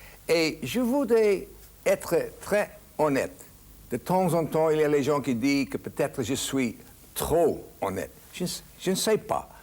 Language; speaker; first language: French; non-native, fluent; English